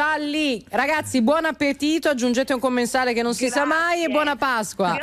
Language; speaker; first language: Italian; native; Italian